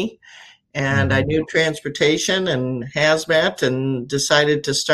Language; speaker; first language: English; native; English